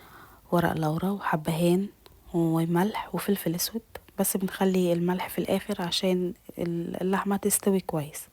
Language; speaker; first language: Arabic; native; Arabic